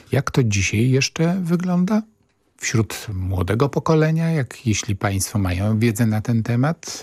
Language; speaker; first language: Polish; native; Polish